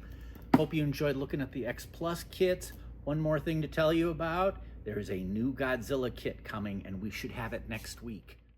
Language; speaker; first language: English; native; English